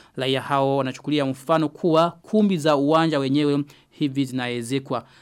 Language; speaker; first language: Swahili; non-native, local second language; Rundi